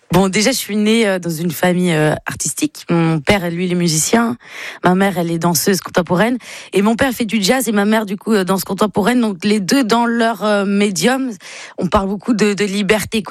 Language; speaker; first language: French; native; French